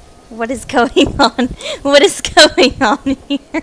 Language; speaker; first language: English; native; English